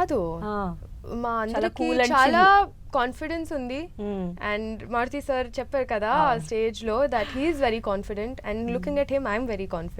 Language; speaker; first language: Telugu; non-native, learner; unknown